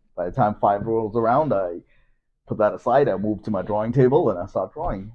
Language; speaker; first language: English; non-native, local second language; Sinhala